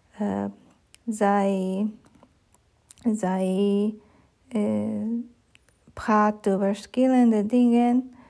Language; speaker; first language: Dutch; non-native, learner; German